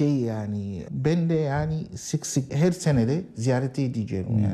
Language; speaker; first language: Turkish; non-native, fluent; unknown